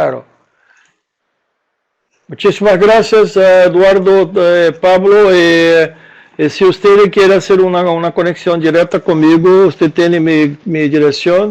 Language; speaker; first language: Spanish; non-native, learner; Portuguese